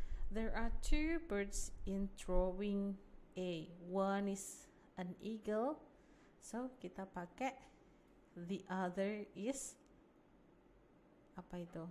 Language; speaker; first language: English; non-native, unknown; Indonesian